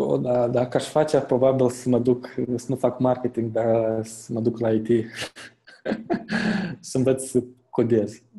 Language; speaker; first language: Romanian; native; Romanian